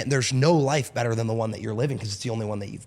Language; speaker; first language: English; native; English